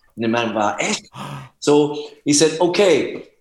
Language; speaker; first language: German; non-native, learner; English